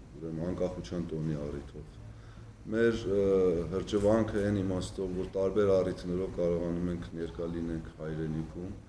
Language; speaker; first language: Armenian; early bilingual, heritage; Armenian